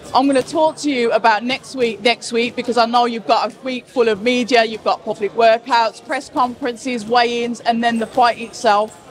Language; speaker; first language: English; native; English